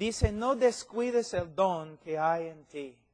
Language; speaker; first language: Spanish; non-native, fluent; English